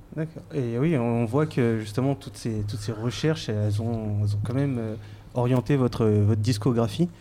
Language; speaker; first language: French; native; French